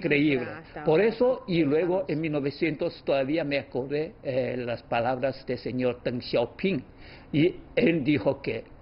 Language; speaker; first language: Spanish; non-native, fluent; Chinese